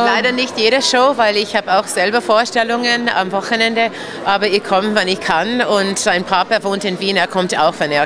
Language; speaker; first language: German; non-native, fluent; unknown